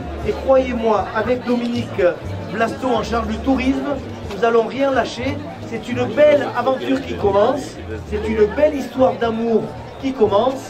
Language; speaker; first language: French; native; French